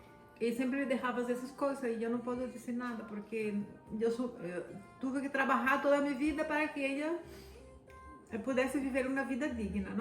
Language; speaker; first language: Spanish; non-native, fluent; Portuguese